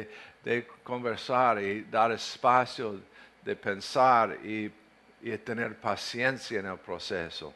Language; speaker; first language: Spanish; non-native, fluent; English